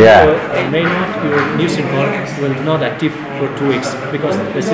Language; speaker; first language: English; non-native, learner; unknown